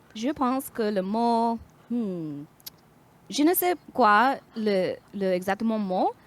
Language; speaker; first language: French; non-native, learner; English